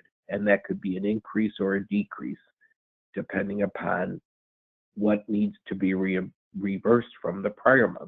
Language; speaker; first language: English; native; English